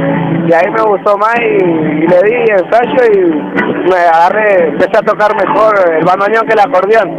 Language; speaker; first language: Spanish; native; Spanish